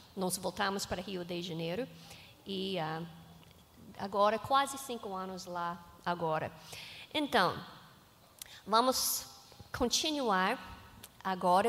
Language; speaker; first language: Portuguese; non-native, learner; English